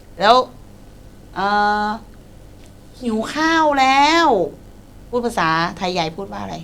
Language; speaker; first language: Thai; native; Thai